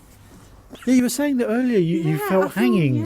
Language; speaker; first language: English; native; English